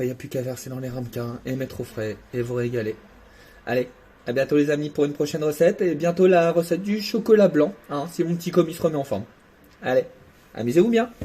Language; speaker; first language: French; native; French